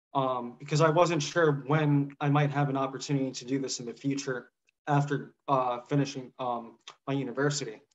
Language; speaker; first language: English; native; English